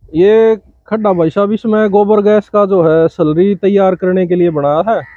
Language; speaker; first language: Hindi; native; Hindi